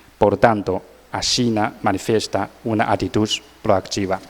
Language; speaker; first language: Portuguese; non-native, learner; Chinese